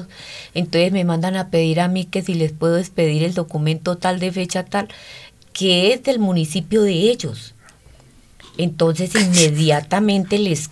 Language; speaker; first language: Spanish; native; Spanish